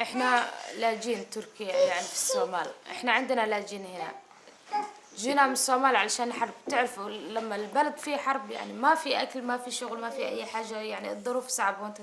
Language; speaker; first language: Arabic; non-native, local second language; Somali